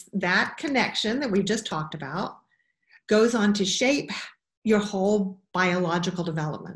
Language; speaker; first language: English; native; English